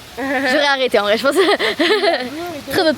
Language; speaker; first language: French; native; French